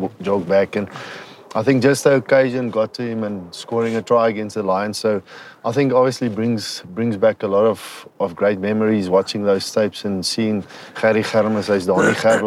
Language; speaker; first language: English; non-native, local second language; Afrikaans